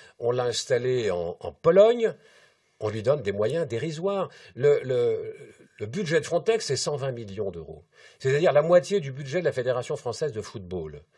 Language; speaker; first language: French; native; French